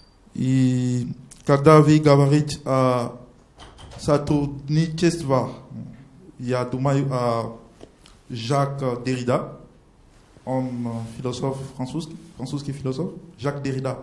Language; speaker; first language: Russian; non-native, learner; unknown